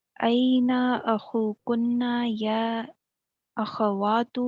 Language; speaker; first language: Arabic; non-native, learner; Urdu